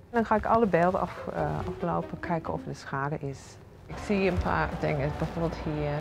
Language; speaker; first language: Dutch; non-native, fluent; English